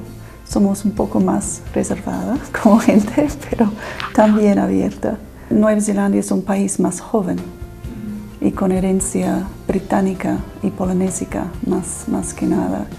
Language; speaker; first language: Spanish; non-native, fluent; English